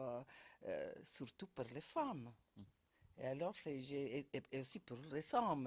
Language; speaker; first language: French; non-native, fluent; Italian